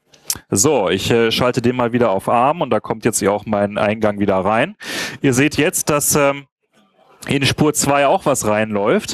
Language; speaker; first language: German; native; German